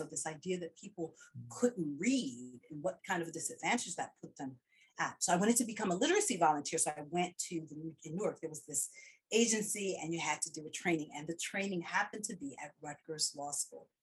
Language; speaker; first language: English; early bilingual, other home language; Spanish